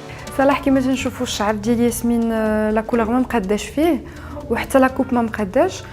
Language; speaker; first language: Arabic; native; Arabic